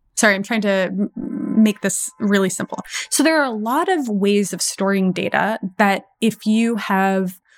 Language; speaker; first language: English; native; English